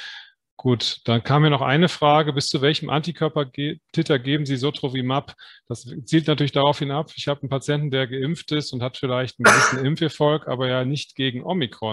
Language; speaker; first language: German; native; German